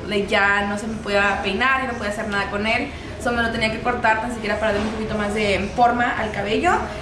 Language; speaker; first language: Spanish; early bilingual, heritage; Spanish